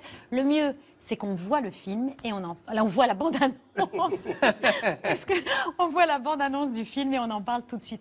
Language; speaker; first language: French; native; French